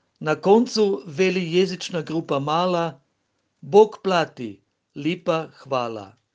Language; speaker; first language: Croatian; native; Croatian